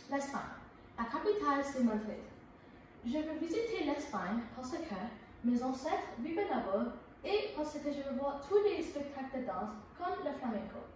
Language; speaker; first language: French; non-native, learner; English